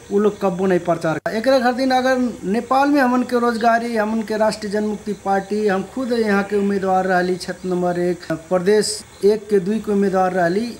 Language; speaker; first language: Bhojpuri; non-native, local second language; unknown